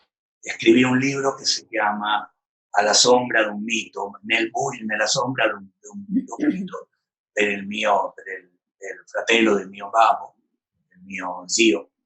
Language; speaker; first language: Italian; non-native, learner; Spanish